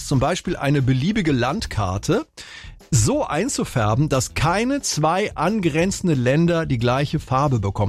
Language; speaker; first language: German; native; German